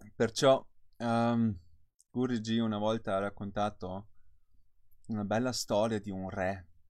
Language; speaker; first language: Italian; non-native, fluent; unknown